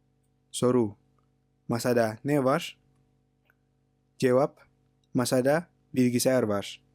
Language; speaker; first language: Turkish; non-native, fluent; Indonesian